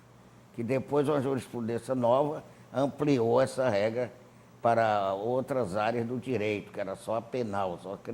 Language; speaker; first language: Portuguese; native; Portuguese